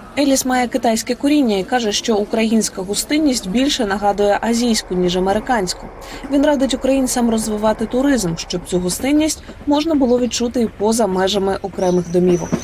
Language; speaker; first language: Ukrainian; native; Ukrainian